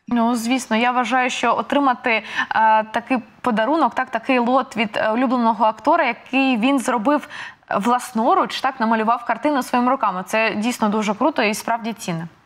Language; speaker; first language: Ukrainian; native; Ukrainian